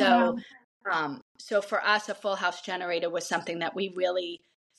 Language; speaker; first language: English; native; English